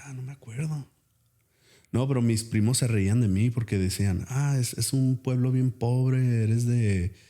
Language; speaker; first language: Spanish; early bilingual, heritage; Spanish